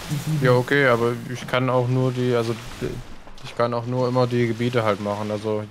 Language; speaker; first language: German; native; German